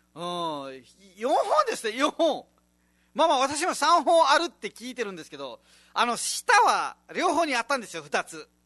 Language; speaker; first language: Japanese; non-native, fluent; Nepali